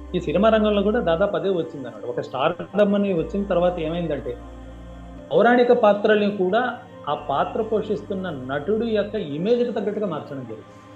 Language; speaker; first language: Telugu; non-native, local second language; Kannada